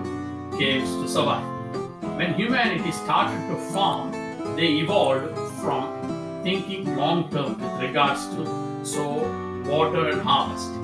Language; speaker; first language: English; non-native, local second language; Tamil